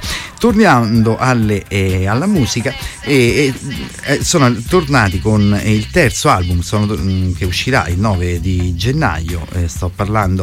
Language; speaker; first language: Italian; native; Italian